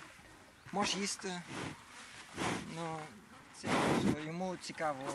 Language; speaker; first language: Russian; non-native, learner; German